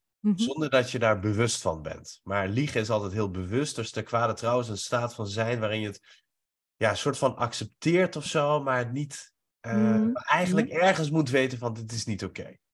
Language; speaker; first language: Dutch; early bilingual, other home language; Persian